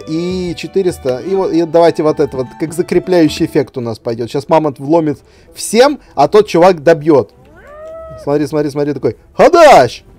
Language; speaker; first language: Russian; native; Russian